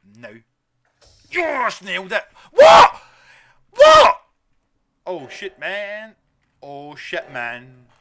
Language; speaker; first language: English; native; English